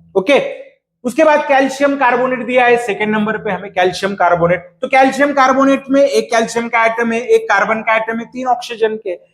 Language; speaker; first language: Hindi; non-native, local second language; Marathi